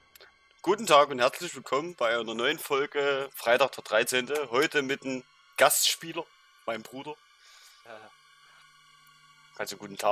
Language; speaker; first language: German; native; German